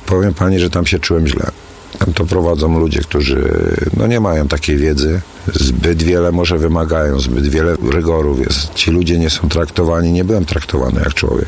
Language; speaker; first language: Polish; native; Polish